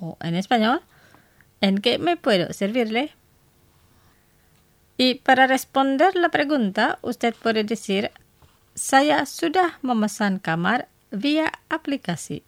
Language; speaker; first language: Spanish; non-native, fluent; Indonesian